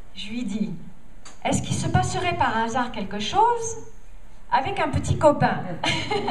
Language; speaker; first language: French; non-native, fluent; English